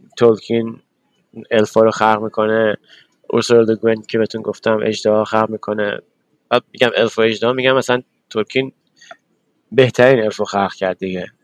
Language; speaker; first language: Persian; early bilingual, other home language; English